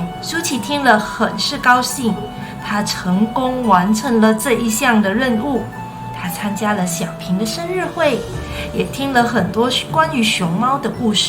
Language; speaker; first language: Chinese; native; Chinese